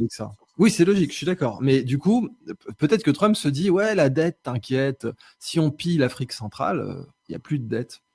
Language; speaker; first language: French; native; French